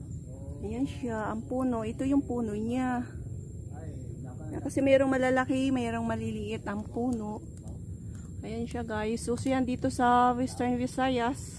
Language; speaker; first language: Filipino; non-native, local second language; Aklanon